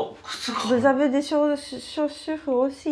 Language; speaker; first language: French; non-native, learner; Japanese